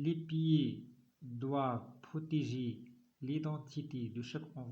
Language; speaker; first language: French; non-native, local second language; Arabic